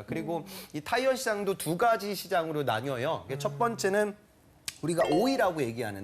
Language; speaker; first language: Korean; native; Korean